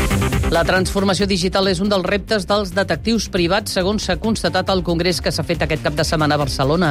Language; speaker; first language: Catalan; native; Catalan